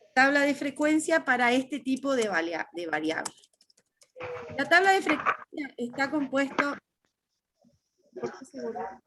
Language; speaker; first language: Spanish; native; Spanish